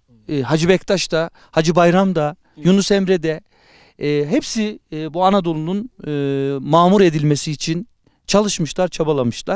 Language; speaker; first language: Turkish; native; Turkish